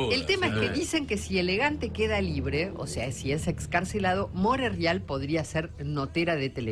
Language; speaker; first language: Spanish; native; Spanish